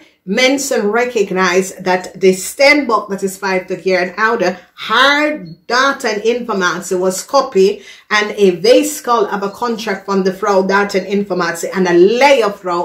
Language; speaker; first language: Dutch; non-native, learner; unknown